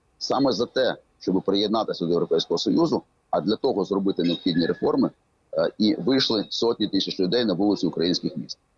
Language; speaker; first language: Ukrainian; native; Ukrainian